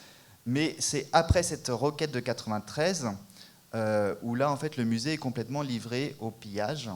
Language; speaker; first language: French; native; French